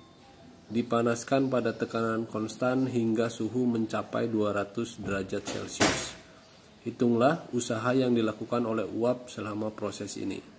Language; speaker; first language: Indonesian; native; Indonesian